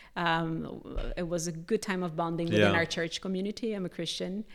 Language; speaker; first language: English; non-native, fluent; Portuguese